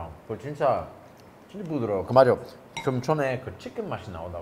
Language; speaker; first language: Korean; non-native, learner; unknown